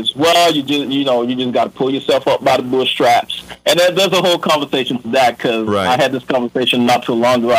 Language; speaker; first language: English; non-native, local second language; Yoruba